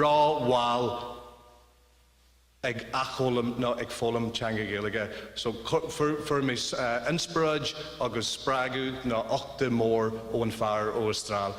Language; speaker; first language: Irish; non-native, learner; English